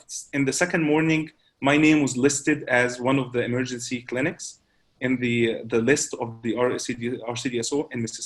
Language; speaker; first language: English; non-native, fluent; Arabic